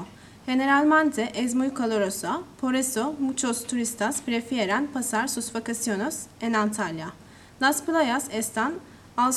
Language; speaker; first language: Spanish; non-native, learner; Turkish